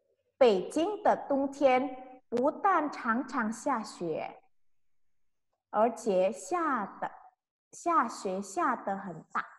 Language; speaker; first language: Chinese; non-native, fluent; Indonesian